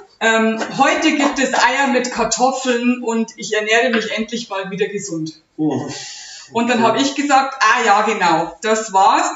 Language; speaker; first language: German; native; German